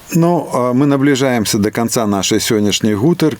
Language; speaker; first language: Russian; non-native, local second language; Belarusian